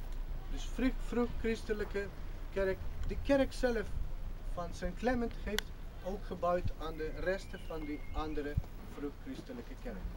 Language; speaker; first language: Dutch; non-native, fluent; Macedonian